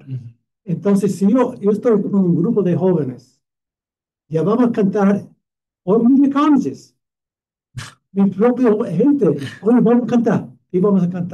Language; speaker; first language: Spanish; non-native, fluent; English